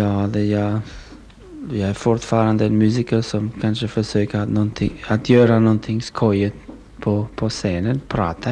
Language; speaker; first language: Swedish; non-native, learner; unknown